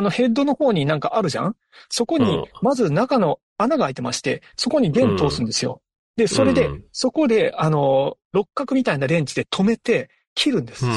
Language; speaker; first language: Japanese; native; Japanese